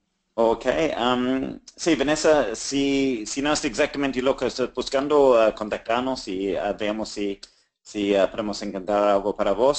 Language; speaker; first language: Spanish; non-native, fluent; English